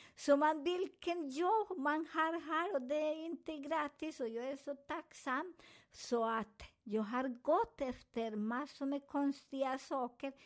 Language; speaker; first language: Swedish; non-native, learner; Spanish